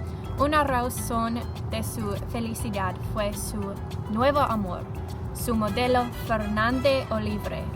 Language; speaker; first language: Spanish; non-native, learner; English